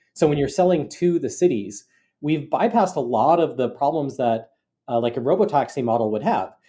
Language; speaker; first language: English; native; English